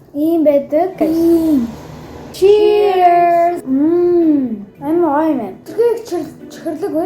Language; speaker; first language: Mongolian; early bilingual, heritage; Mongolian